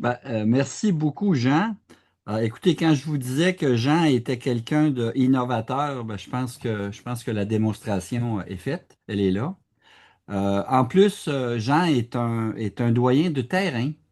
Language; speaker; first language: French; native; French